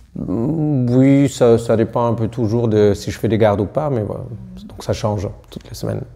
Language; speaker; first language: French; non-native, fluent; German